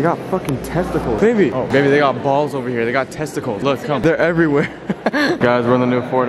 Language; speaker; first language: English; native; English